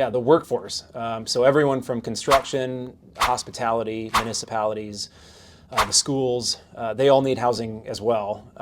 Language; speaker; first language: English; native; English